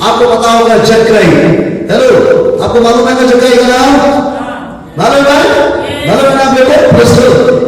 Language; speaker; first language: Hindi; non-native, local second language; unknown